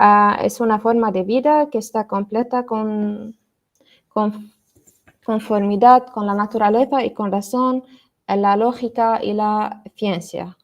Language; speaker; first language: Spanish; non-native, learner; Arabic